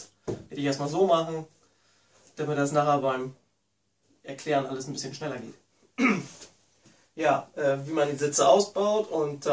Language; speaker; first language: German; native; German